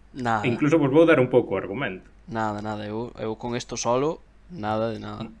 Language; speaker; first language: Galician; non-native, local second language; Spanish